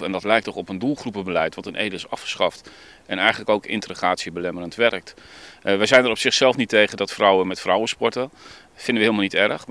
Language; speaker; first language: Dutch; native; Dutch